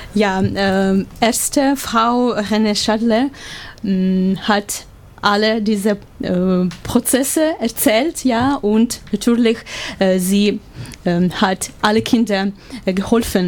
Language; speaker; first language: German; non-native, learner; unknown